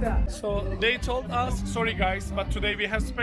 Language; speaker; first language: English; non-native, fluent; Turkish